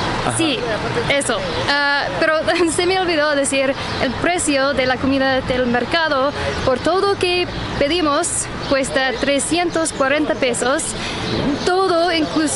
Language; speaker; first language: Spanish; non-native, learner; English